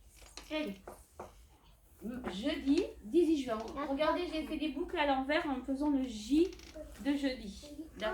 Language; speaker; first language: French; native; French